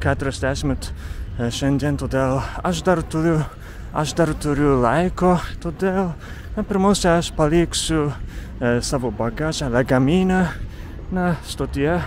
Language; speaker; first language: Lithuanian; non-native, fluent; Japanese